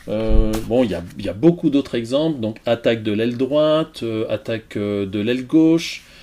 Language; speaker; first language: French; native; French